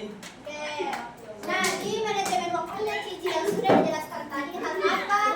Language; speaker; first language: Indonesian; native; Indonesian